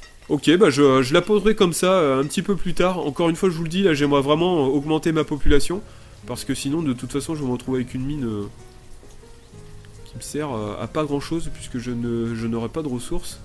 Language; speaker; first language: French; native; French